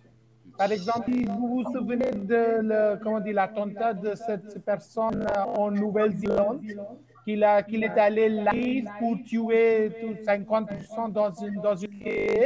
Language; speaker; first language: French; non-native, fluent; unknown